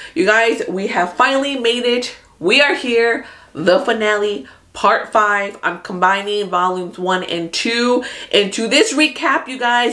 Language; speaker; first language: English; early bilingual, other home language; Spanish